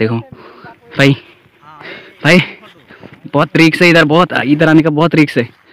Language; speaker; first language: Hindi; non-native, local second language; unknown